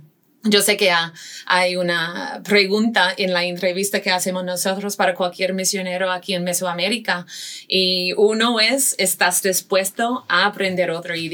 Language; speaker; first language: Spanish; non-native, fluent; English